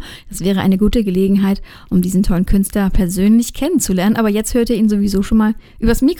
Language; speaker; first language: German; native; German